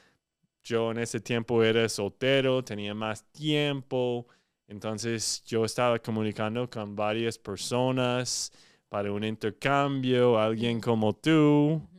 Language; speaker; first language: Spanish; non-native, fluent; English